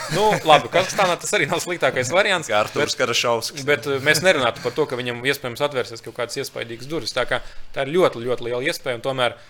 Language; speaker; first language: Latvian; early bilingual, other home language; Lithuanian